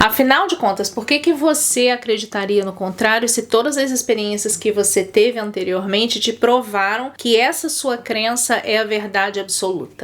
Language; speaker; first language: Portuguese; native; Portuguese